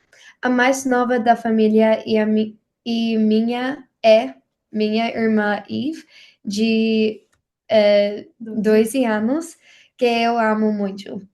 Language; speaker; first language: Portuguese; non-native, learner; English